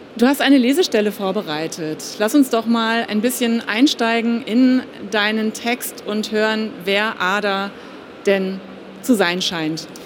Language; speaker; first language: German; native; German